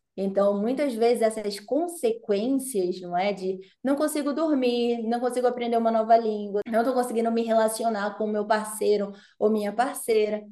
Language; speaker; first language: Portuguese; native; Portuguese